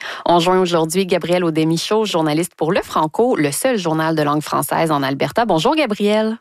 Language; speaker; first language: French; native; French